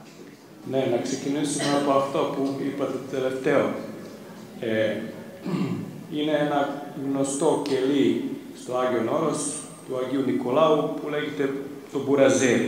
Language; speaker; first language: Greek; non-native, fluent; Serbian